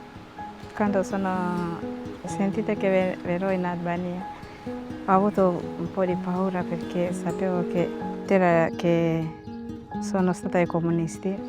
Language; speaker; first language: Italian; non-native, learner; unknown